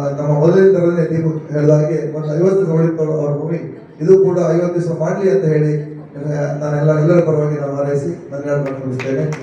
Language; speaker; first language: Kannada; non-native, local second language; Tulu